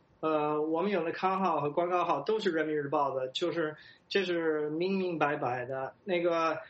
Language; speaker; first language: Chinese; non-native, fluent; English